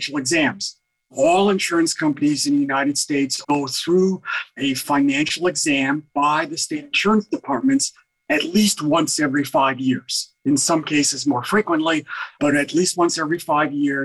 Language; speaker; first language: English; native; English